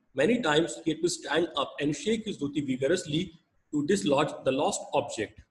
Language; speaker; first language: English; non-native, local second language; Hindi